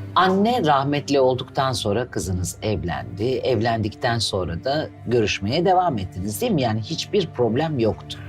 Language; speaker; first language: Turkish; native; Turkish